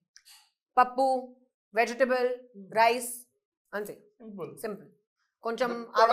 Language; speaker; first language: Telugu; non-native, local second language; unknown